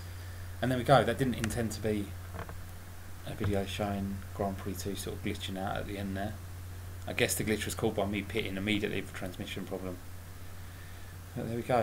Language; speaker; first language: English; native; English